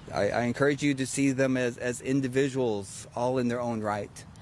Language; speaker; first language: English; native; English